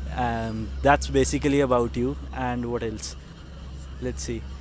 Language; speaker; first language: English; non-native, local second language; Punjabi